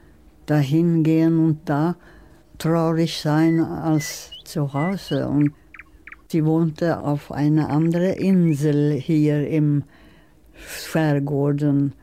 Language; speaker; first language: German; non-native, fluent; Swedish